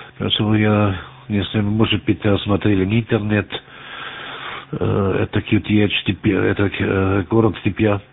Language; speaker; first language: Russian; non-native, learner; German